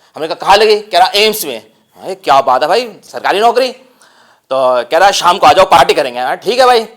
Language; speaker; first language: Hindi; non-native, local second language; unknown